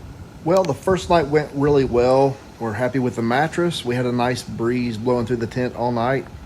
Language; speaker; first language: English; native; English